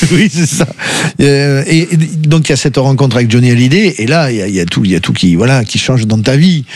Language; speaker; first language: French; native; French